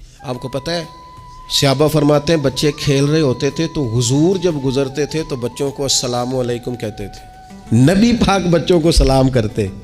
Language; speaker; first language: Urdu; non-native, local second language; Punjabi